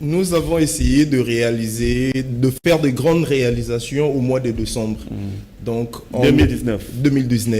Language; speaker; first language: French; non-native, local second language; Lingala